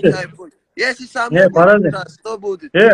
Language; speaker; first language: Russian; non-native, learner; Persian